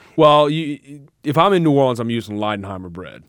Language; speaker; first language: English; native; English